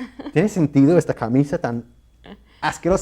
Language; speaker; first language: Spanish; non-native, fluent; English